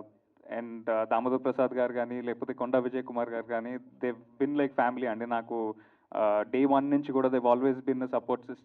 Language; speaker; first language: Telugu; native; Telugu